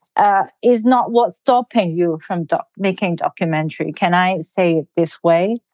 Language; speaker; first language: English; non-native, local second language; Cantonese